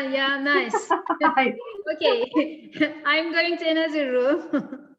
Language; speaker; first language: English; non-native, fluent; Turkish